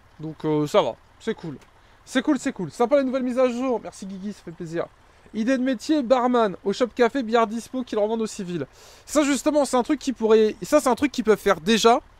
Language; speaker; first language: French; native; French